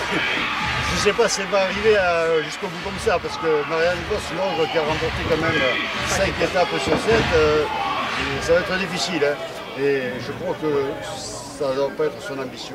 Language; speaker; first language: French; native; French